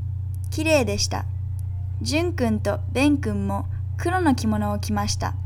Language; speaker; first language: Japanese; non-native, learner; English